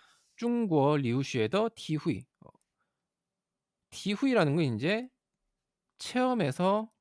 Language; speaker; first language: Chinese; non-native, fluent; Korean